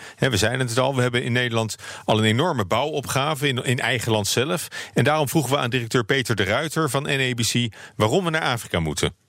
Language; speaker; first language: Dutch; native; Dutch